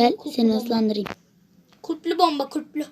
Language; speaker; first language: Turkish; native; Turkish